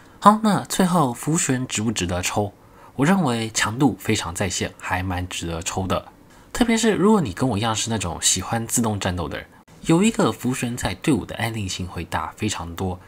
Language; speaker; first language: Chinese; native; Chinese